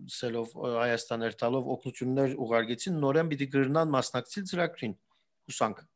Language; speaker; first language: Armenian; early bilingual, heritage; Armenian